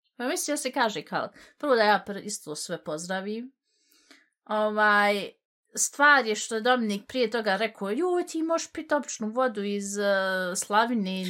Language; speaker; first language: Bosnian; early bilingual, heritage; Bosnian